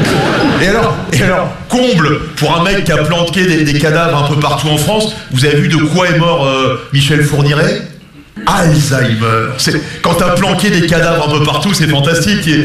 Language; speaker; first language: French; native; French